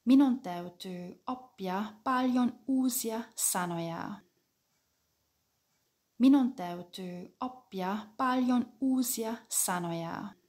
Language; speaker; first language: Finnish; non-native, fluent; German